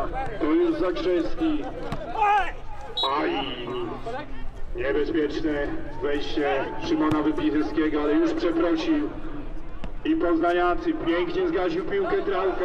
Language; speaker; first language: Polish; native; Polish